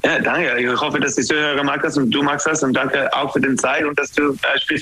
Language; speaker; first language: German; non-native, learner; English